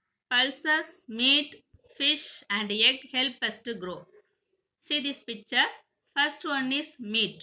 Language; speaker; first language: English; non-native, local second language; Tamil